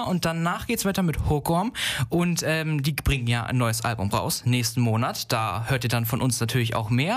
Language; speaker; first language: German; native; German